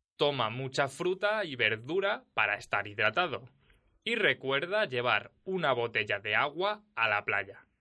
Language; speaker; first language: Spanish; native; Spanish